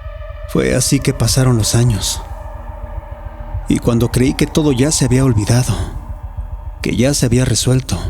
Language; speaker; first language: Spanish; native; Spanish